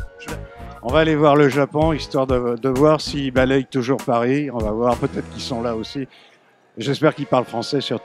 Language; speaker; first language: French; native; French